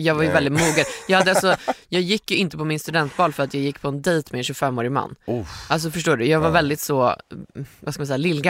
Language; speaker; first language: Swedish; native; Swedish